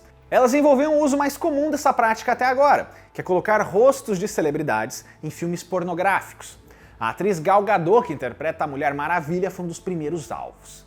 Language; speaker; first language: Portuguese; native; Portuguese